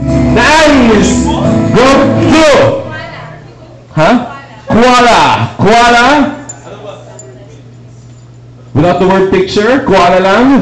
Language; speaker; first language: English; non-native, local second language; Filipino